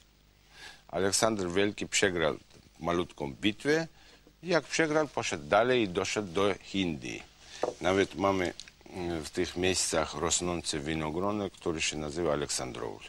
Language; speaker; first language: Polish; non-native, fluent; Georgian